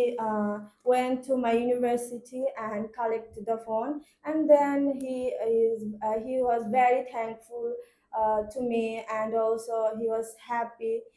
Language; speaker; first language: English; non-native, learner; Bangla